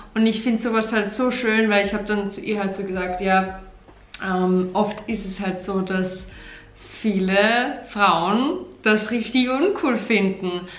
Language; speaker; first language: German; native; German